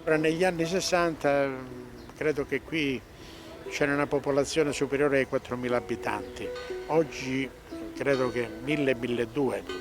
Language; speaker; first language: Italian; native; Italian